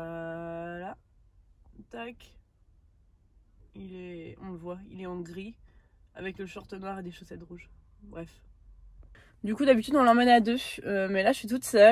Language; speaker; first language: French; native; French